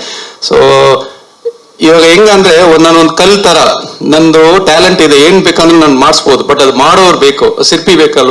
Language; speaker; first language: Kannada; non-native, learner; Tamil